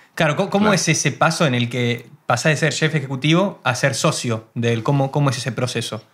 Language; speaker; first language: Spanish; native; Spanish